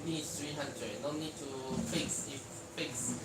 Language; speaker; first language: English; non-native, learner; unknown